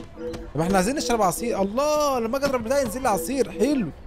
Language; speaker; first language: Arabic; native; Arabic